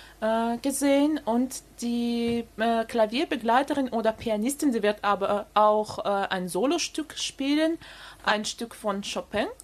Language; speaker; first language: German; non-native, fluent; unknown